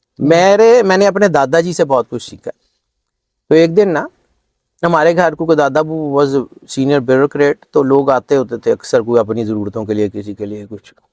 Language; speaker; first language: Urdu; non-native, local second language; Punjabi